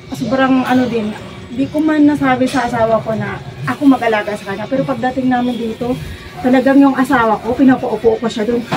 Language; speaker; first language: Filipino; native; Filipino